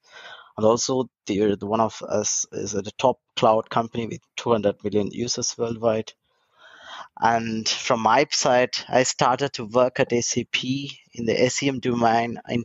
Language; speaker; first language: English; non-native, local second language; Tamil